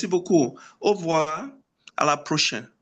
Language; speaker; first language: French; non-native, fluent; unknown